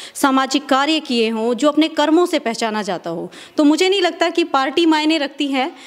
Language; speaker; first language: Hindi; native; Hindi